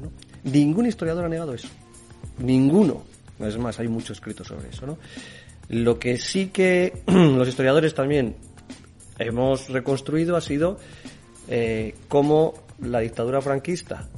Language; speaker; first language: Spanish; native; Spanish